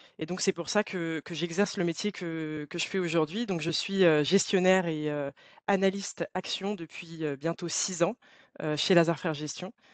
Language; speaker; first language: French; native; French